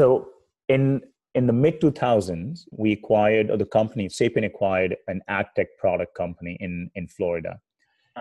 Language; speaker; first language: English; non-native, local second language; Hindi